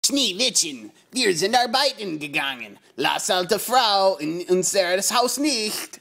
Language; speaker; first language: German; non-native, learner; English